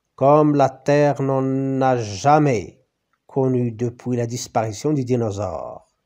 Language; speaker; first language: French; non-native, local second language; Arabic